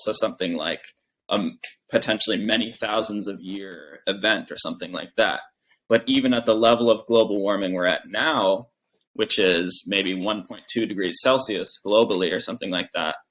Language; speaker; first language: English; native; English